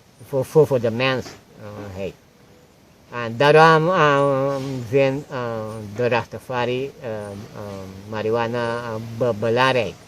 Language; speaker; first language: Dutch; non-native, local second language; Papiamento